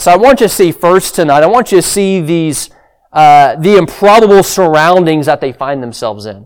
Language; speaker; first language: English; native; English